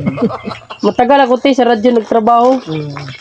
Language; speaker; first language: Filipino; non-native, local second language; Cebuano